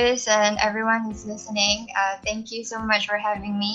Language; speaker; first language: English; non-native, local second language; Malay